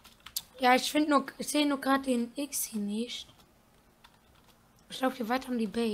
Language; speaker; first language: German; native; German